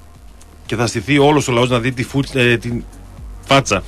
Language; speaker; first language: Greek; native; Greek